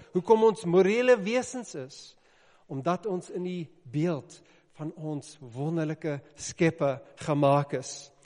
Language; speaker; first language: Afrikaans; non-native, local second language; English